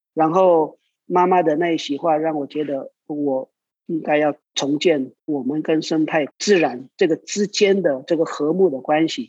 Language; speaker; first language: Chinese; non-native, local second language; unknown